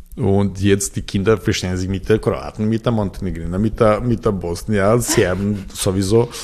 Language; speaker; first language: German; non-native, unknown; Serbian